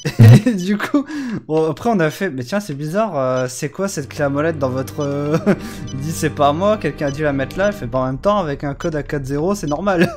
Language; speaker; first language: French; native; French